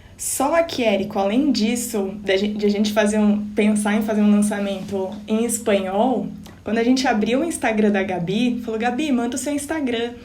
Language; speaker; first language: Portuguese; native; Portuguese